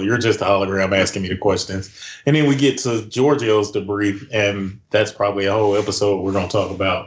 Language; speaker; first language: English; native; English